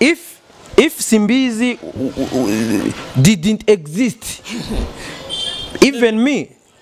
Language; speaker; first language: English; non-native, learner; Rundi